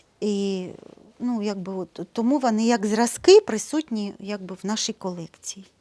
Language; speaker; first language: Ukrainian; non-native, local second language; Russian